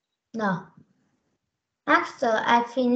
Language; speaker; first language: English; non-native, learner; Vietnamese